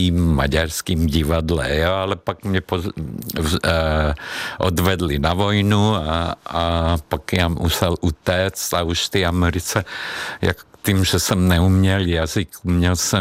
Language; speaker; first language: Czech; non-native, fluent; Hungarian